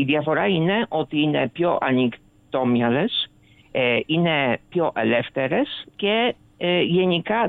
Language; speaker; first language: Greek; early bilingual, other home language; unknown